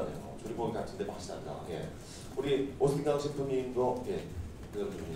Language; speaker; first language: Korean; native; Korean